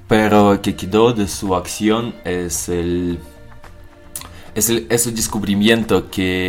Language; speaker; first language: Spanish; non-native, learner; Russian